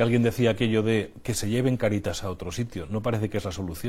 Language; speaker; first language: Spanish; native; Spanish